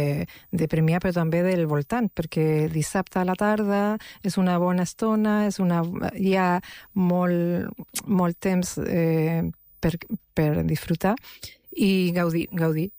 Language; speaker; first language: Catalan; non-native, local second language; Spanish